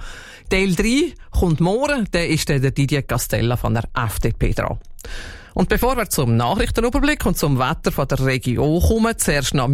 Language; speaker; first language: German; native; German